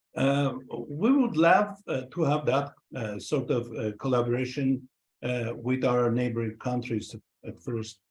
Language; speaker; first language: English; non-native, fluent; Armenian